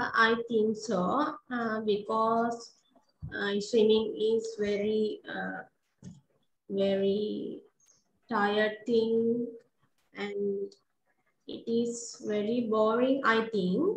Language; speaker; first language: English; non-native, learner; Sinhala